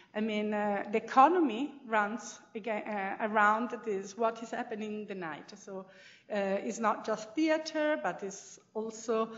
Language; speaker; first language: English; non-native, fluent; Italian